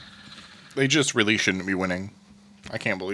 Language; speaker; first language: English; native; English